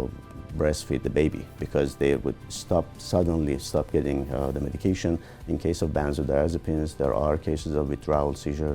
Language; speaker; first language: English; non-native, fluent; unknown